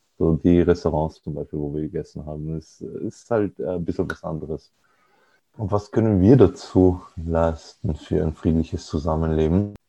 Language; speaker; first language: German; early bilingual, other home language; Arabic